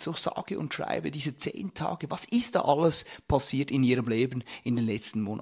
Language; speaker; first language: German; native; German